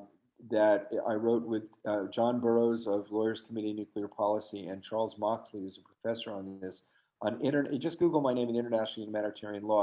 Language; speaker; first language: English; native; English